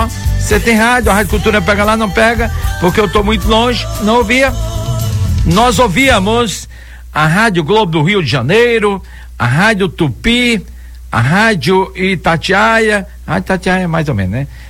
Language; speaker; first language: Portuguese; native; Portuguese